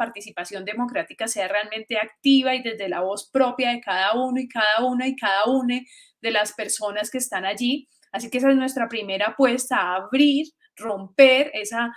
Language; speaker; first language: Spanish; native; Spanish